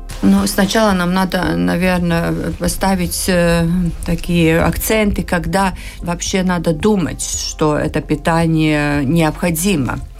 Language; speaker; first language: Russian; non-native, local second language; Latvian